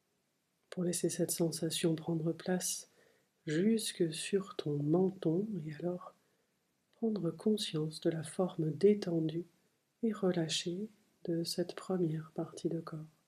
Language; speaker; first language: French; native; French